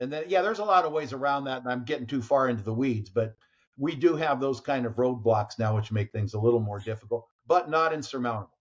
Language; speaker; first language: English; native; English